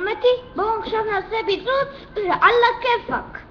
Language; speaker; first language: Hebrew; early bilingual, other home language; Russian